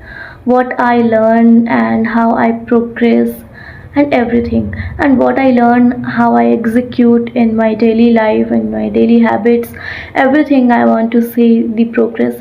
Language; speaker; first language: English; non-native, learner; Odia